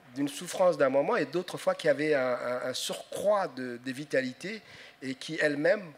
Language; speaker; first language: French; non-native, local second language; Somali